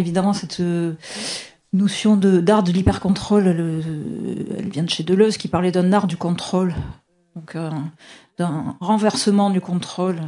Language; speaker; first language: French; native; French